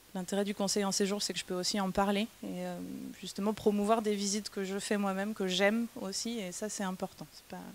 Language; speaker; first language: French; native; French